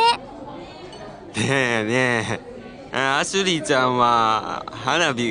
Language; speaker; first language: Japanese; native; Japanese